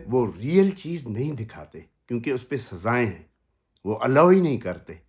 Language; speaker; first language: Urdu; non-native, local second language; Sindhi